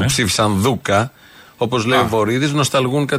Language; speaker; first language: Greek; native; Greek